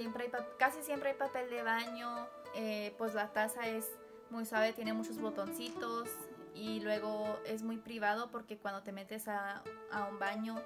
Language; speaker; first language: Spanish; early bilingual, heritage; Spanish